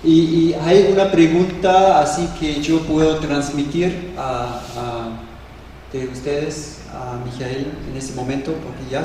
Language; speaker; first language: Spanish; non-native, fluent; German